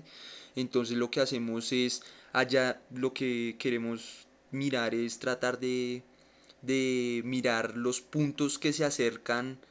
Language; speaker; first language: Spanish; native; Spanish